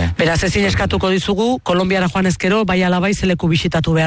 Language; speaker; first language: Basque; native; Basque